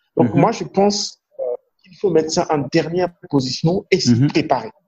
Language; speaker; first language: French; non-native, local second language; Fon